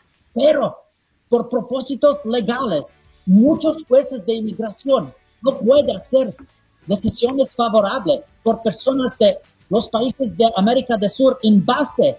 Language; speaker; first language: Spanish; non-native, fluent; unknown